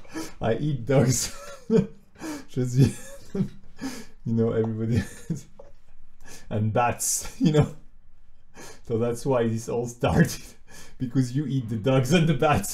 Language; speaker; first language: English; non-native, fluent; French